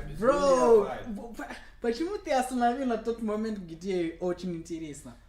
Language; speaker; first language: Russian; non-native, learner; English